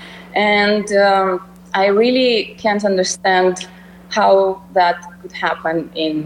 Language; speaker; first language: English; non-native, fluent; Russian